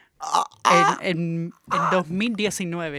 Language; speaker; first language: Spanish; early bilingual, heritage; English